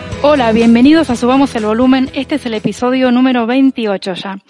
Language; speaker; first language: Spanish; native; Spanish